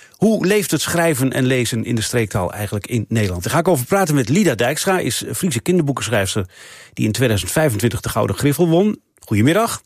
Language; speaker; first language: Dutch; native; Dutch